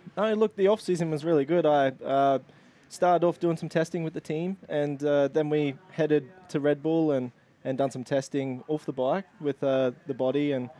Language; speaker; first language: English; native; English